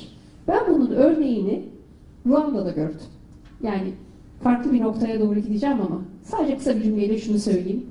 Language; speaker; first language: Turkish; native; Turkish